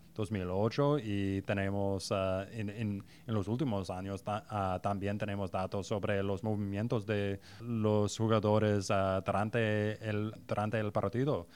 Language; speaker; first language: Spanish; non-native, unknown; English